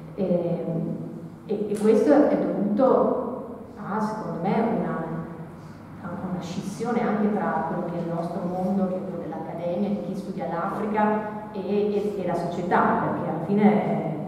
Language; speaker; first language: Italian; native; Italian